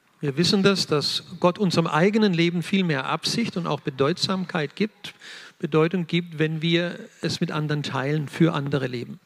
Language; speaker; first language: German; native; German